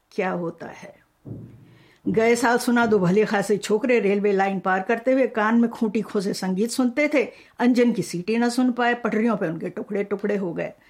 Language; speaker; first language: Hindi; non-native, local second language; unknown